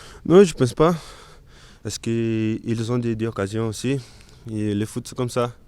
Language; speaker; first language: French; non-native, learner; Portuguese